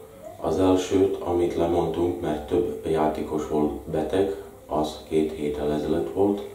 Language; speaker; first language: Hungarian; non-native, fluent; Slovak